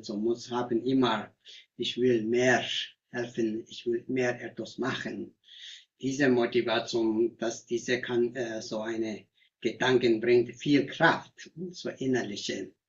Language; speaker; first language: German; non-native, learner; Tibetan